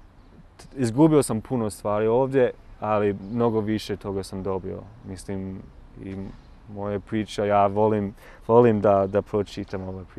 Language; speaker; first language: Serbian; non-native, learner; English